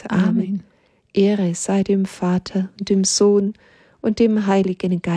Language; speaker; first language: German; native; German